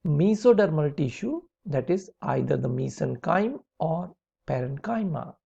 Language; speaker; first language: English; non-native, local second language; Hindi